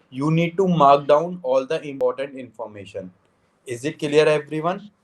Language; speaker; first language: English; non-native, local second language; Hindi